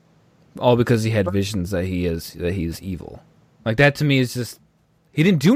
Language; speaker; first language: English; native; English